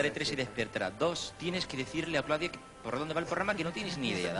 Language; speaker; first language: Spanish; native; Spanish